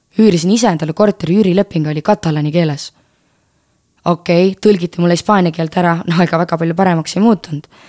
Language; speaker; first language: Estonian; native; Estonian